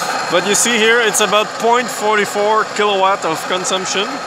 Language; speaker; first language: English; non-native, fluent; French